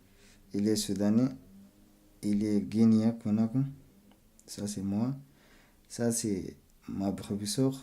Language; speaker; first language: French; non-native, learner; Arabic